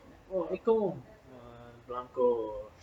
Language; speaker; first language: Spanish; non-native, learner; English